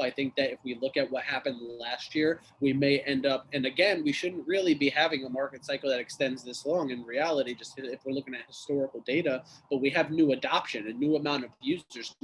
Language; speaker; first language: English; native; English